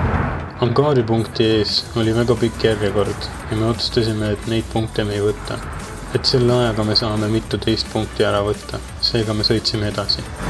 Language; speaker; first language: Estonian; native; Estonian